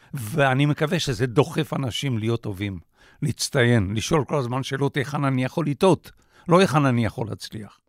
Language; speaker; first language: Hebrew; non-native, fluent; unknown